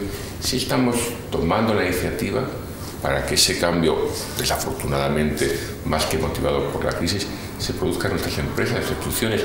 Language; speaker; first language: Spanish; native; Spanish